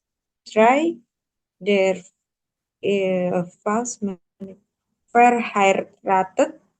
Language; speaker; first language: German; non-native, learner; Indonesian